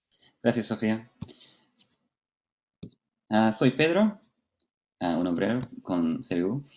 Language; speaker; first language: Spanish; non-native, fluent; Portuguese